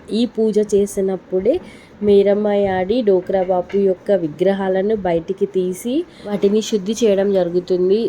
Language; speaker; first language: Telugu; non-native, local second language; Lambadi